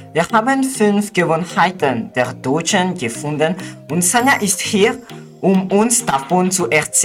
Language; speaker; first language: German; non-native, learner; Malagasy